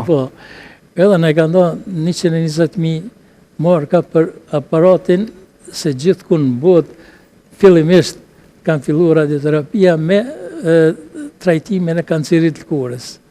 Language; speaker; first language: Albanian; native; Albanian